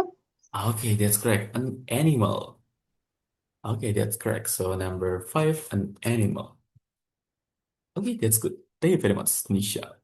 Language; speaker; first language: English; non-native, fluent; Indonesian